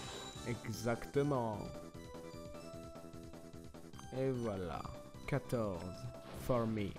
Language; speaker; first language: French; native; French